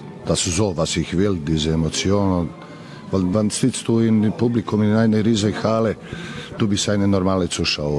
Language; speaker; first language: German; non-native, learner; Serbian